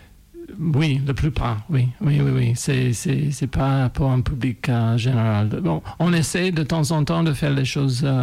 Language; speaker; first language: French; non-native, fluent; English